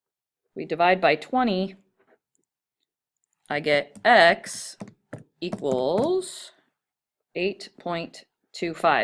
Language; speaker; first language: English; native; English